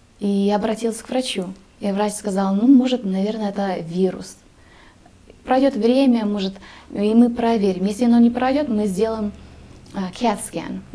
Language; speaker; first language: Russian; early bilingual, heritage; Russian